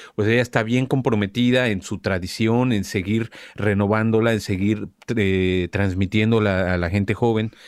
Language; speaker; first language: Spanish; native; Spanish